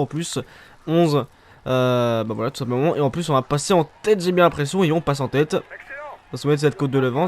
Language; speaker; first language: French; native; French